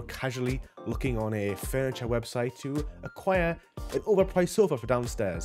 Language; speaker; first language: English; native; English